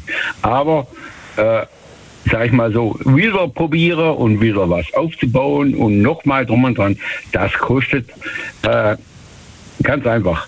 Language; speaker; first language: German; native; German